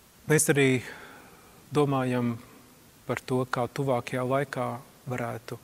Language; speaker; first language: Latvian; native; Latvian